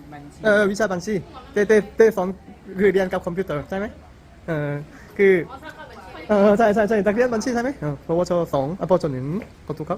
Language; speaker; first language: Thai; non-native, learner; Korean